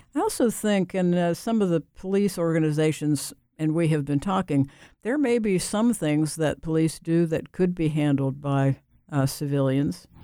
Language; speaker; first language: English; native; English